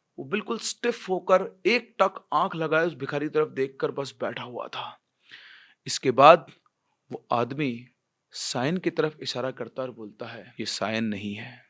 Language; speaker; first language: Hindi; native; Hindi